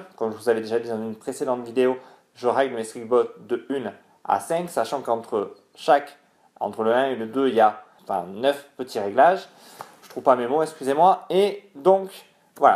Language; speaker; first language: French; native; French